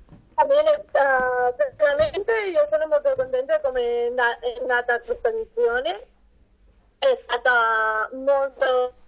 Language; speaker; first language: Italian; non-native, fluent; Catalan